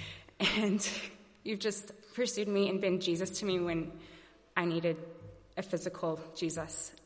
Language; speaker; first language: English; native; English